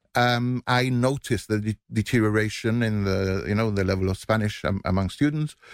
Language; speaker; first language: English; non-native, fluent; Spanish